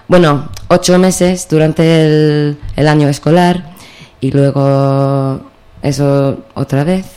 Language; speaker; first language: Spanish; non-native, fluent; English